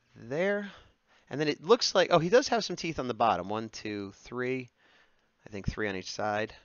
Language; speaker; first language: English; native; English